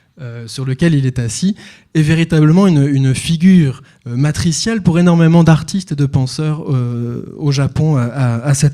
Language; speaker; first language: French; native; French